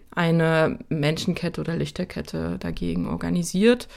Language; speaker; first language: German; native; German